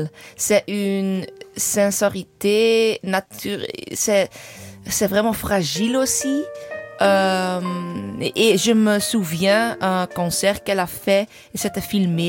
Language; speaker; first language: French; non-native, fluent; English